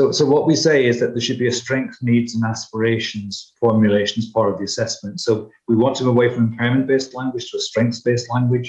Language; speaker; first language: English; native; English